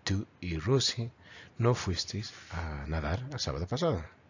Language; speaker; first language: Spanish; native; Spanish